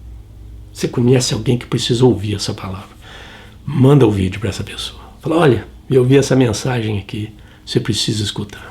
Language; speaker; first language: Portuguese; native; Portuguese